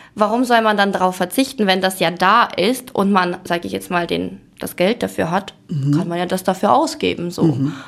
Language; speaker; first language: German; early bilingual, other home language; Ukrainian